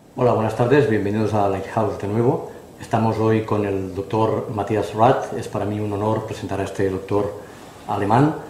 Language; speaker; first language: Spanish; native; Spanish